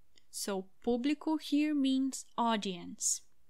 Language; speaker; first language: English; non-native, fluent; Portuguese